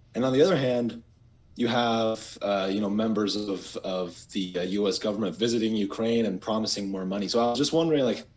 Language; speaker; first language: English; early bilingual, other home language; Persian